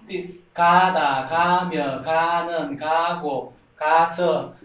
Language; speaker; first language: Vietnamese; non-native, learner; Korean